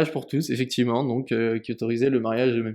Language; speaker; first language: French; native; French